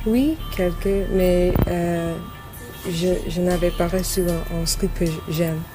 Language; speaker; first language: French; non-native, learner; English